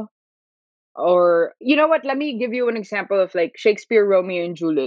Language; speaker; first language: English; non-native, local second language; Filipino